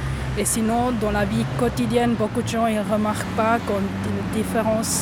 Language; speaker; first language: French; non-native, local second language; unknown